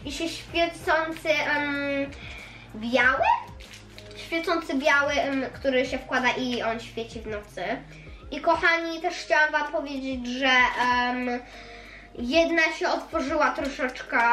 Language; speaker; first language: Polish; early bilingual, heritage; Polish